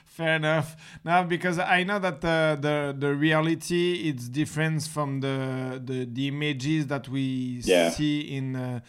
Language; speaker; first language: English; non-native, learner; French